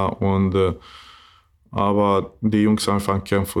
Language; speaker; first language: German; non-native, learner; Bosnian